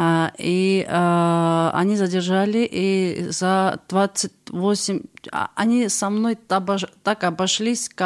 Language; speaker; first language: Russian; non-native, fluent; Georgian